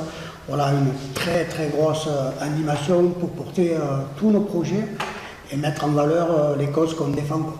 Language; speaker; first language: French; native; French